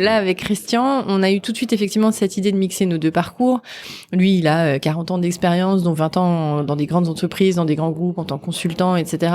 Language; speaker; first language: French; native; French